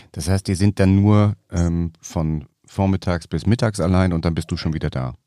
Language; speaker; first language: German; native; German